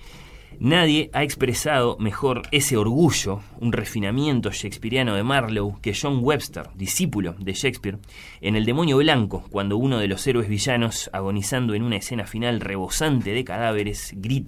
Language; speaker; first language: Spanish; native; Spanish